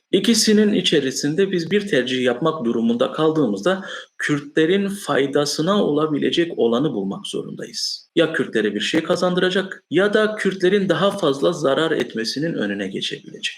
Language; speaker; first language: Turkish; non-native, local second language; Kurdish